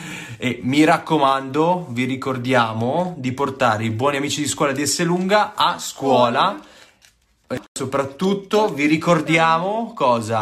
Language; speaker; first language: Italian; native; Italian